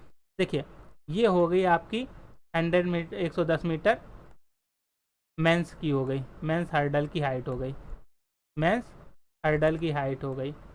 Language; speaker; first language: Hindi; native; Hindi